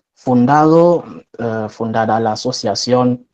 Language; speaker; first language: Spanish; non-native, fluent; French